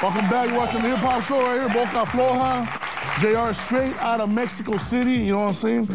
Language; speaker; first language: English; early bilingual, other home language; Spanish